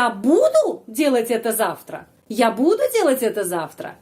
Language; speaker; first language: Russian; non-native, fluent; Indonesian